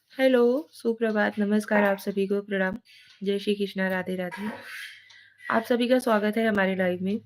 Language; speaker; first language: Hindi; native; Hindi